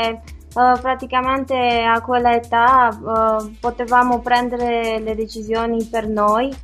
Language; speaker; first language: Italian; non-native, fluent; Romanian